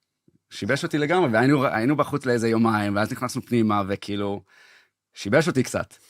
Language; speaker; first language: Hebrew; early bilingual, heritage; English